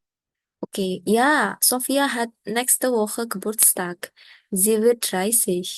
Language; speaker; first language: German; non-native, learner; Indonesian